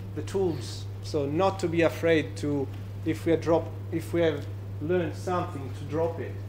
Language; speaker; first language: English; non-native, fluent; Italian